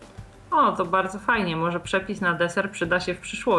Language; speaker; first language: Polish; native; Polish